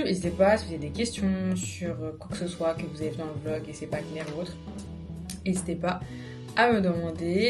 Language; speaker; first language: French; native; French